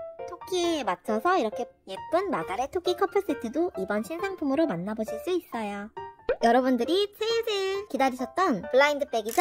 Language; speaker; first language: Korean; native; Korean